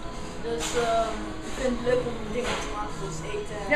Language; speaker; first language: Dutch; non-native, learner; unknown